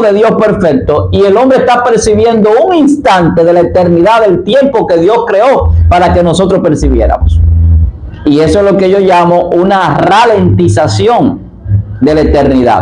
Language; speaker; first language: Spanish; native; Spanish